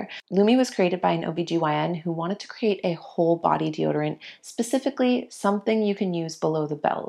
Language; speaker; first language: English; native; English